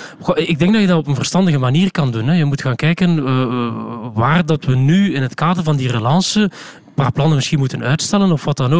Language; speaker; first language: Dutch; native; Dutch